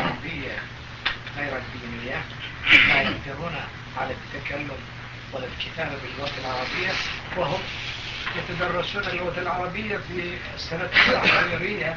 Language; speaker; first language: Arabic; non-native, fluent; Turkish